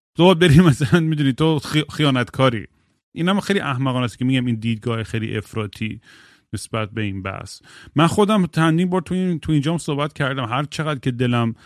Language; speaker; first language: Persian; early bilingual, heritage; Persian